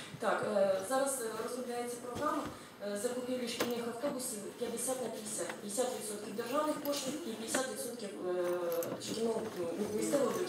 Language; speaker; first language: Ukrainian; native; Ukrainian